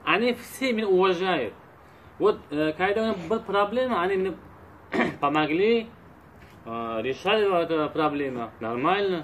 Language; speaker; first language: Russian; non-native, learner; Uzbek